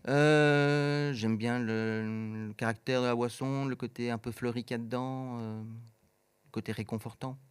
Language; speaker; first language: French; native; French